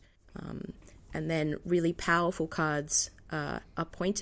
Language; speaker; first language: English; native; English